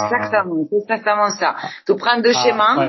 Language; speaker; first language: French; non-native, fluent; Spanish